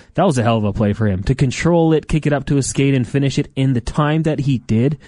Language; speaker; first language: English; native; English